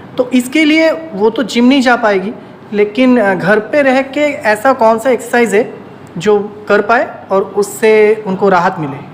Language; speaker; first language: Hindi; non-native, local second language; Bangla